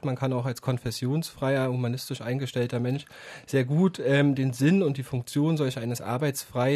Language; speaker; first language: German; native; German